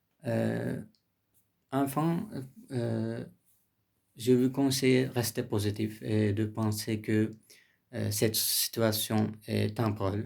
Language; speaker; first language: French; non-native, learner; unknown